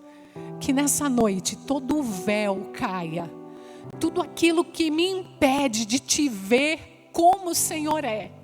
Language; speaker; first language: Portuguese; native; Portuguese